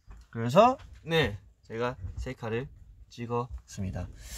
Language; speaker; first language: Korean; early bilingual, heritage; Korean